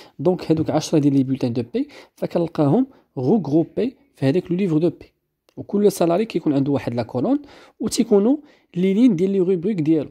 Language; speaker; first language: French; non-native, local second language; Arabic